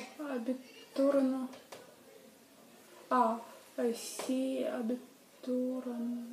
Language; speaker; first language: Italian; non-native, learner; Russian